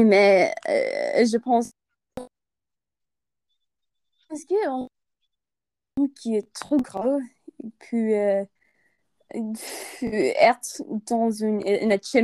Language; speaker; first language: French; non-native, learner; English